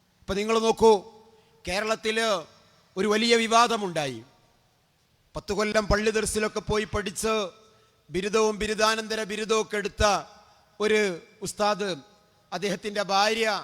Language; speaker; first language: Malayalam; native; Malayalam